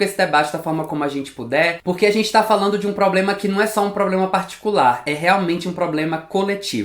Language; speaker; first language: Portuguese; native; Portuguese